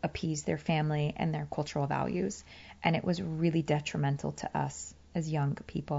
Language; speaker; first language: English; early bilingual, other home language; Persian